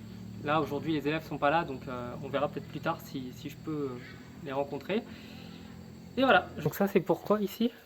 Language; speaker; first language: French; native; French